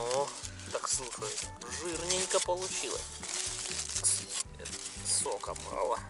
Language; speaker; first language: Russian; native; Russian